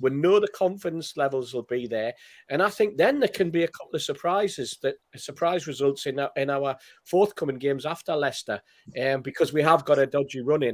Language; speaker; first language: English; native; English